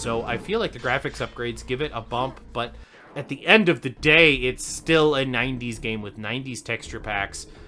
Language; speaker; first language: English; native; English